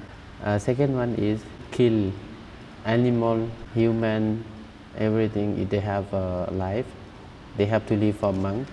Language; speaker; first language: English; non-native, learner; Thai